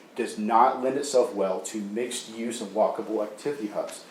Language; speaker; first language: English; native; English